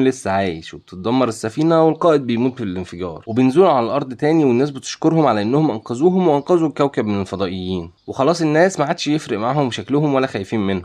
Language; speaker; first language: Arabic; native; Arabic